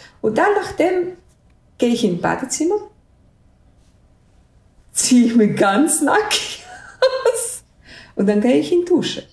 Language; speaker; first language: German; non-native, fluent; Bosnian